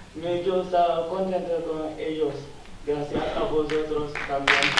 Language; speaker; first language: Spanish; non-native, learner; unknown